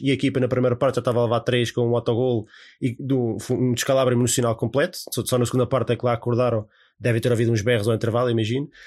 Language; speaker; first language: Portuguese; native; Portuguese